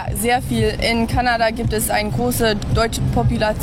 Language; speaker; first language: German; early bilingual, heritage; English